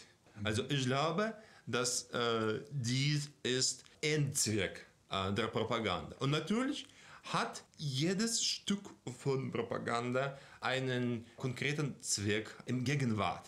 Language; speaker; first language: German; non-native, fluent; Russian